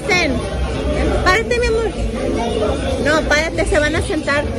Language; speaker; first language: Spanish; early bilingual, heritage; Spanish